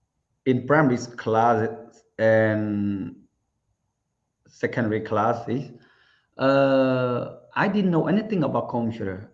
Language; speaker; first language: English; non-native, learner; Khmer